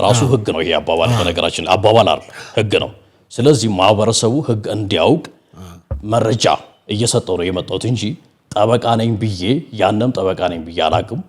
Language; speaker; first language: Amharic; non-native, local second language; Wolaytta